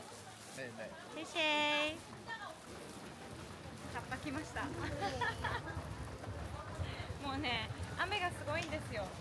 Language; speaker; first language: Japanese; native; Japanese